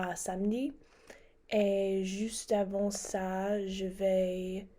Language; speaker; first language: French; non-native, learner; English